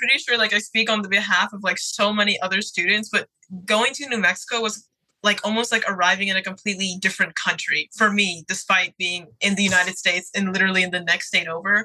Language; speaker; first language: English; native; English